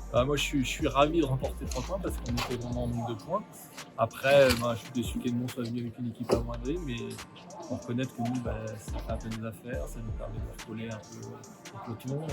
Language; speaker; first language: French; native; French